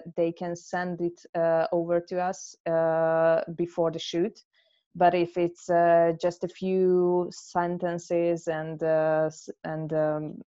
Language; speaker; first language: English; non-native, fluent; Hungarian